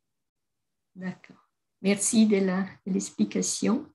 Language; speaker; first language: French; non-native, fluent; Italian